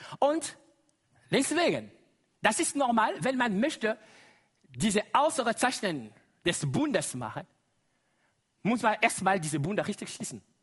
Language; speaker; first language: German; non-native, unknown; Lingala